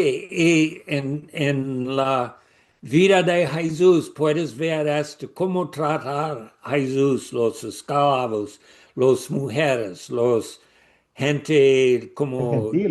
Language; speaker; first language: Spanish; non-native, learner; English